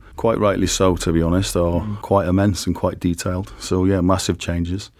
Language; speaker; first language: English; native; English